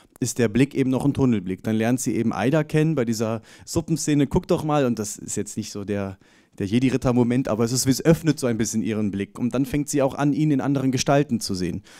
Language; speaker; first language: German; native; German